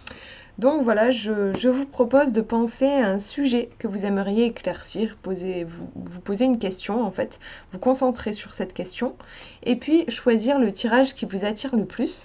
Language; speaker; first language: French; native; French